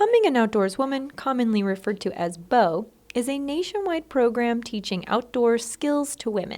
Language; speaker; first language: English; native; English